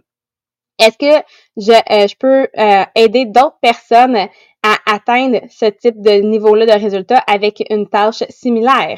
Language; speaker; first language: French; native; French